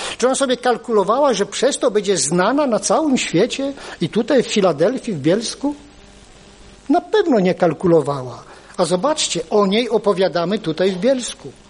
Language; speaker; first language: Polish; native; Polish